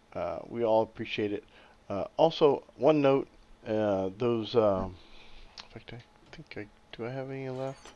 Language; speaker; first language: English; native; English